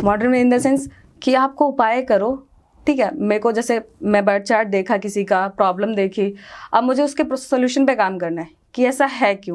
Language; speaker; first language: Hindi; native; Hindi